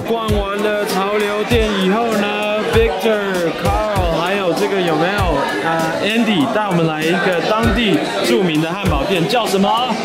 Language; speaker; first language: Chinese; native; Chinese